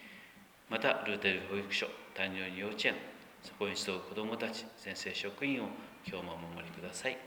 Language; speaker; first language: Japanese; native; Japanese